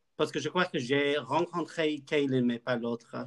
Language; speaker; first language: French; non-native, learner; English